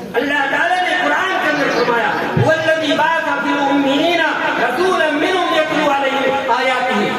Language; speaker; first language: Urdu; native; Urdu